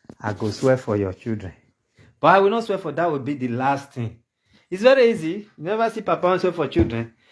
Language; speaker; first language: Nigerian Pidgin; native; Nigerian Pidgin